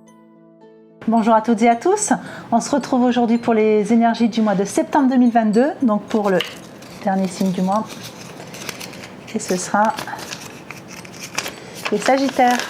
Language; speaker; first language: French; native; French